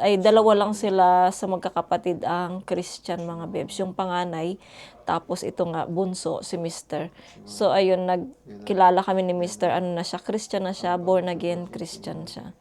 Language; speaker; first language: Filipino; native; Filipino